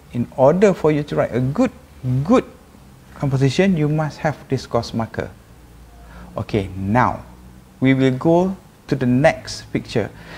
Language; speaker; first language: English; non-native, local second language; Malay